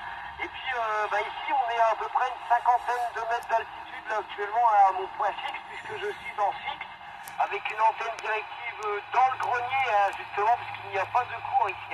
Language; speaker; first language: French; native; French